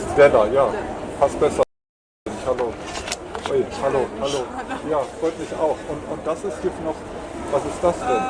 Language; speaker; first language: German; native; German